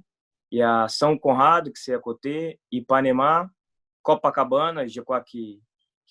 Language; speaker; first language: French; non-native, fluent; Portuguese